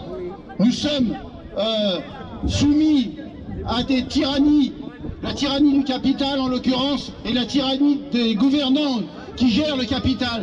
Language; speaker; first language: French; native; French